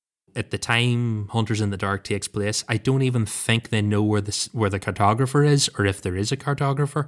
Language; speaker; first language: English; native; English